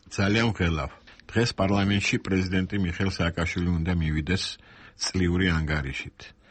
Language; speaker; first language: Georgian; non-native, local second language; Armenian